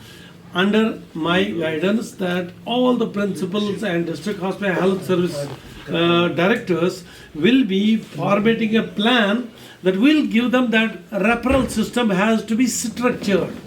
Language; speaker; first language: English; non-native, local second language; Kashmiri